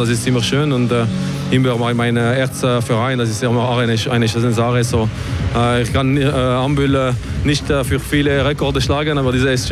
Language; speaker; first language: German; non-native, local second language; French